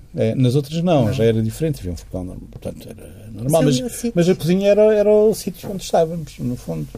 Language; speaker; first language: Portuguese; native; Portuguese